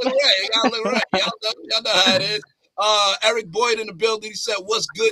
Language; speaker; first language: English; native; English